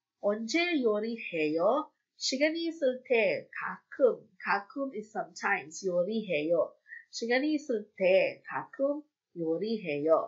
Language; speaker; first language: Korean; non-native, fluent; Filipino